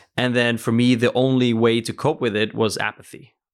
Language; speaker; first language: English; early bilingual, other home language; Norwegian